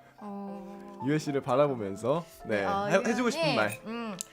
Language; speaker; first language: Korean; native; Korean